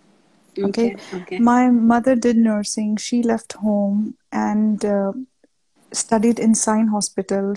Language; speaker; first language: English; non-native, local second language; Punjabi